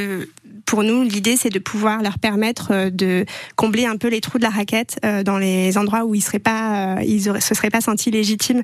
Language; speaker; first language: French; native; French